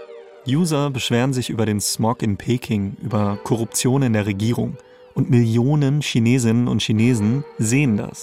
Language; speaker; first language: German; native; German